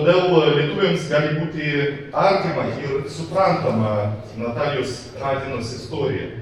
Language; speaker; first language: Lithuanian; non-native, learner; Belarusian